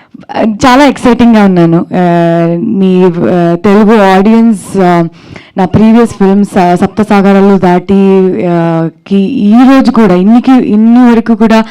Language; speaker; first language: Telugu; non-native, learner; Kannada